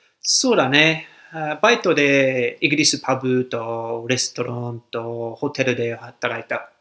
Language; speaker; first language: Japanese; non-native, fluent; English